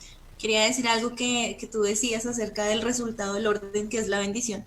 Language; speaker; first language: Spanish; native; Spanish